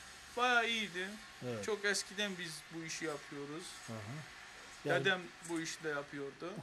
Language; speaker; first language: Turkish; non-native, fluent; Armenian